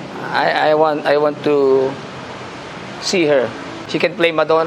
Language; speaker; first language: English; non-native, local second language; Filipino